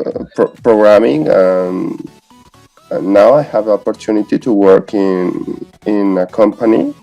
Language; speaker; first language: English; non-native, learner; Spanish